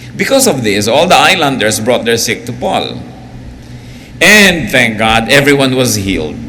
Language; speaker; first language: English; non-native, local second language; Filipino